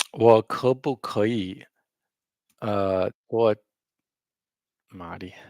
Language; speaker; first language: Chinese; non-native, fluent; English